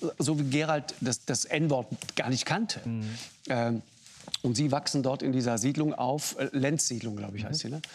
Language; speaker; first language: German; native; German